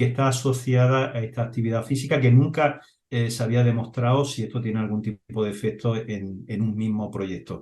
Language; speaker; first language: Spanish; native; Spanish